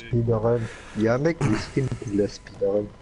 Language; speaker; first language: French; native; French